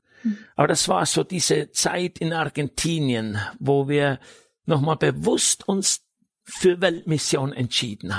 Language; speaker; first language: German; native; German